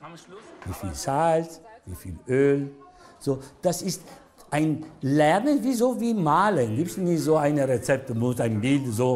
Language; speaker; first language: German; non-native, learner; Italian